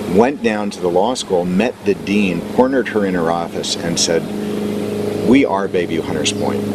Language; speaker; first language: English; native; English